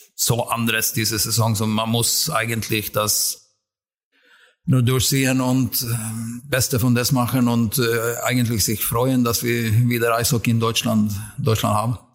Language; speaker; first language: German; non-native, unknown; Swedish